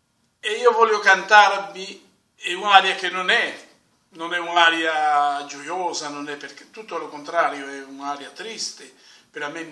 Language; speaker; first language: Italian; non-native, fluent; Spanish